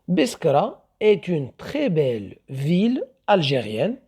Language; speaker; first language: French; non-native, local second language; Arabic